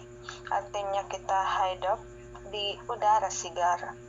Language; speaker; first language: Indonesian; non-native, learner; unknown